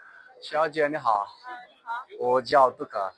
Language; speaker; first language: Chinese; non-native, learner; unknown